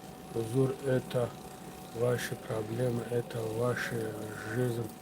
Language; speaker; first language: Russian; non-native, learner; Tajik